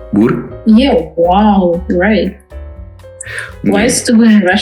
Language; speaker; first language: English; non-native, fluent; Russian